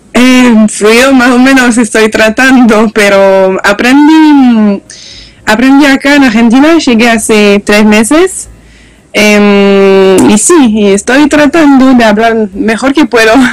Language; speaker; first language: Spanish; non-native, learner; French